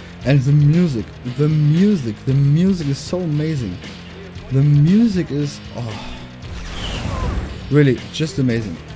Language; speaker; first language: English; non-native, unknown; German